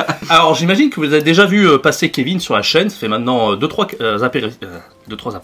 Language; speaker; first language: French; native; French